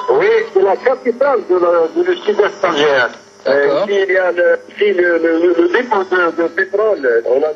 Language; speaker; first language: French; non-native, local second language; Arabic